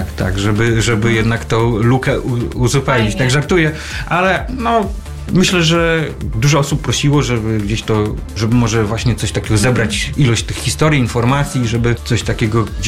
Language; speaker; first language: Polish; native; Polish